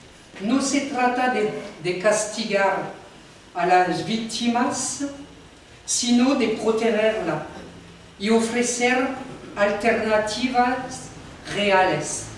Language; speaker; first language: Spanish; non-native, fluent; French